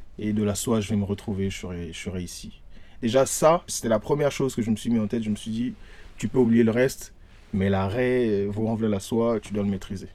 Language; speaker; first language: French; non-native, local second language; Lingala